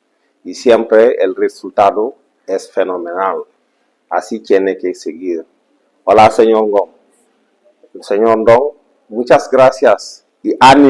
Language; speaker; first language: Spanish; non-native, fluent; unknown